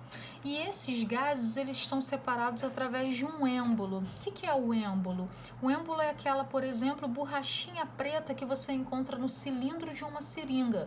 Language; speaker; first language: Portuguese; native; Portuguese